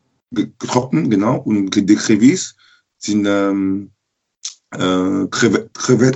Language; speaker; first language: German; non-native, local second language; French